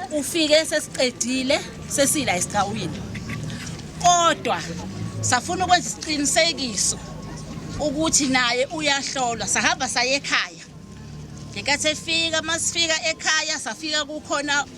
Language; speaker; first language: Zulu; native; Zulu